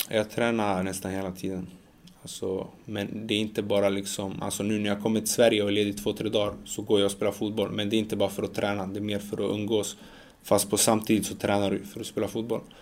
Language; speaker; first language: Swedish; early bilingual, other home language; Macedonian